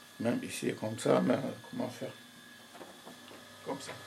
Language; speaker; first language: French; non-native, learner; Arabic